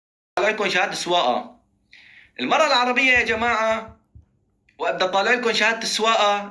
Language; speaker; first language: Arabic; native; Arabic